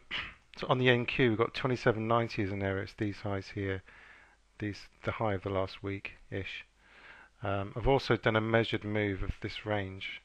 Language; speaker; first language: English; native; English